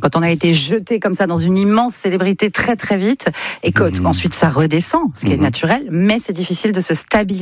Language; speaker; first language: French; native; French